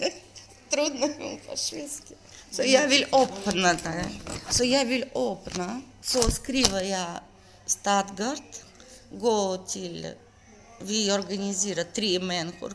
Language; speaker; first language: Swedish; non-native, learner; Russian